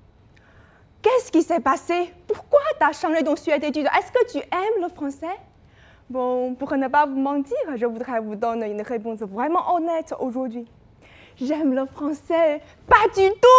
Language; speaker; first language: French; non-native, fluent; Chinese